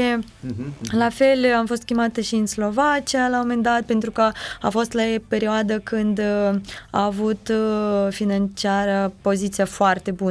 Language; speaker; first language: Romanian; non-native, fluent; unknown